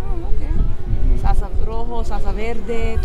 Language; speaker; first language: Spanish; non-native, learner; English